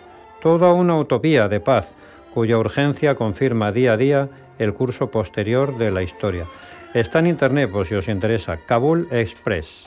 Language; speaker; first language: Spanish; native; Spanish